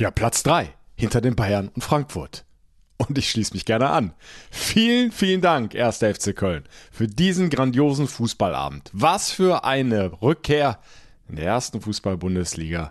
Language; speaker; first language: German; native; German